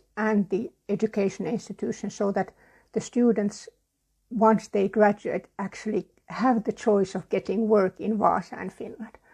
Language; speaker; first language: English; non-native, fluent; Finnish